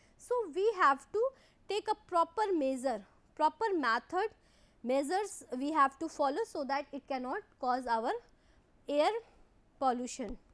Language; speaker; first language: English; non-native, local second language; Hindi